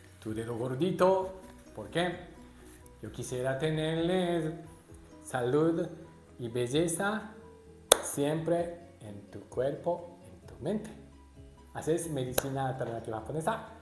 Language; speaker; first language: Spanish; non-native, learner; Japanese